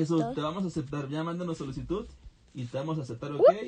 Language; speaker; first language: Spanish; native; Spanish